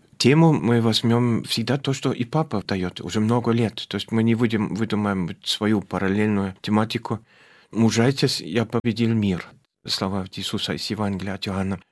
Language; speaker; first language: Russian; non-native, fluent; German